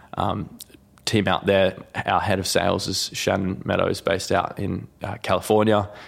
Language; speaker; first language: English; native; English